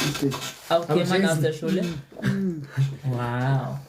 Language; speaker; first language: German; non-native, learner; Cebuano